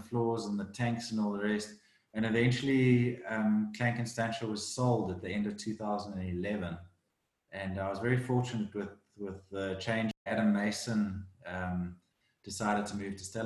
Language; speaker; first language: English; native; English